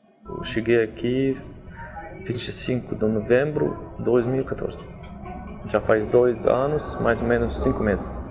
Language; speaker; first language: Portuguese; non-native, learner; Arabic